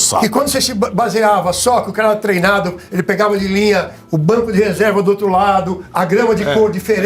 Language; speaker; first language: Portuguese; native; Portuguese